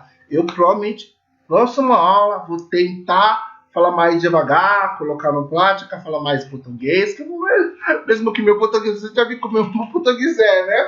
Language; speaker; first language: Portuguese; non-native, learner; English